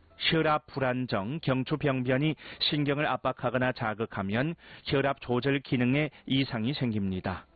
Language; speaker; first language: Korean; native; Korean